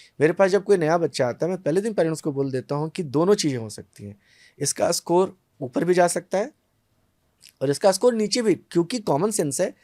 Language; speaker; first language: Hindi; native; Hindi